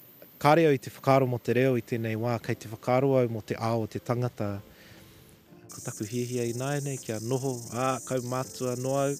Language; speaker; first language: Māori; non-native, local second language; English